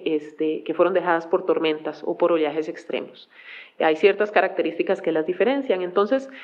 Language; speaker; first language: Spanish; native; Spanish